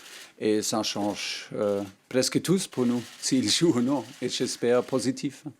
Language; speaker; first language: French; non-native, learner; German